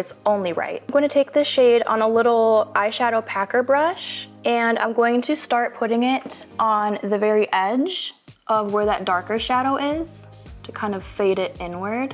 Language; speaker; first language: English; native; English